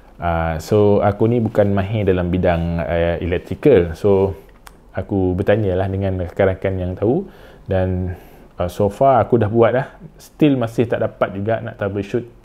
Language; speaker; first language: Malay; native; Malay